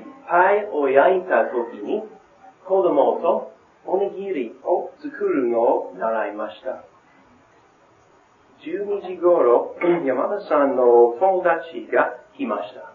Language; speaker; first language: Japanese; non-native, learner; English